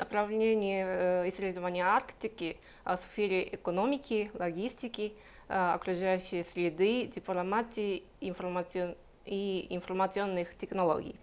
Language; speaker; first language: Russian; non-native, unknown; Japanese